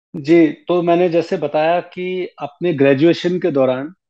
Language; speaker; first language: Hindi; native; Hindi